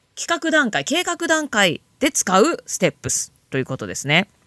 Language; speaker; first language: Japanese; native; Japanese